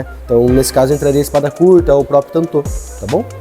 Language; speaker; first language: Portuguese; native; Portuguese